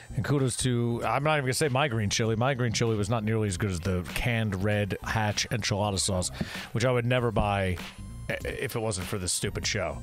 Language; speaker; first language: English; native; English